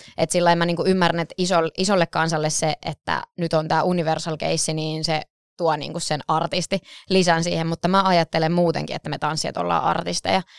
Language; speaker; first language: Finnish; native; Finnish